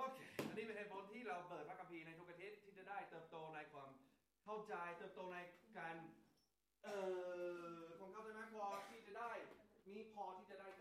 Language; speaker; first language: Thai; non-native, fluent; English